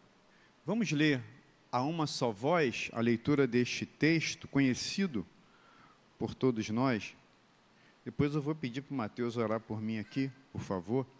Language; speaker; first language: Portuguese; native; Portuguese